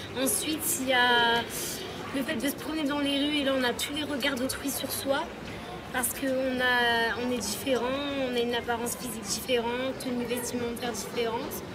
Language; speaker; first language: French; native; French